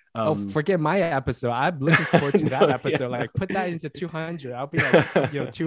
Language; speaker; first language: English; non-native, fluent; Chinese